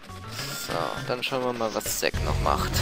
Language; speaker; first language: German; native; German